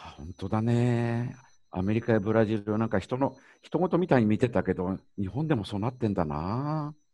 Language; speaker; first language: Japanese; native; Japanese